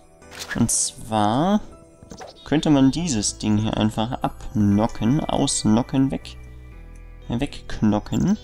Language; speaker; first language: German; native; German